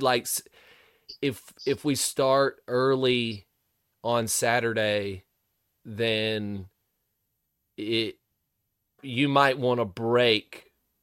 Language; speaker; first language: English; native; English